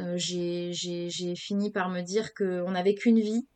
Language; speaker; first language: French; native; French